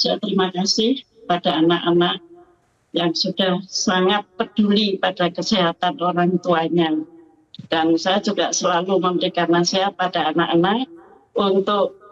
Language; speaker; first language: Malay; non-native, local second language; Javanese